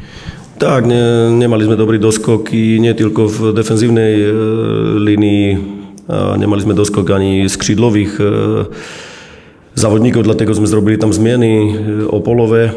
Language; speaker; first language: Polish; non-native, learner; Slovak